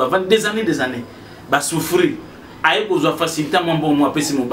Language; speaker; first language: French; non-native, local second language; Lingala